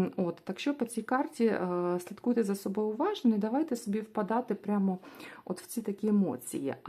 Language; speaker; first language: Ukrainian; non-native, local second language; Russian